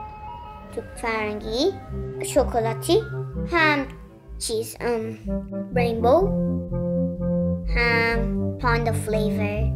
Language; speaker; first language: Persian; early bilingual, heritage; Persian